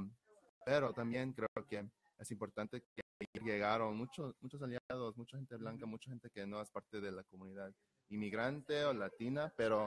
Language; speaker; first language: Spanish; early bilingual, heritage; Spanish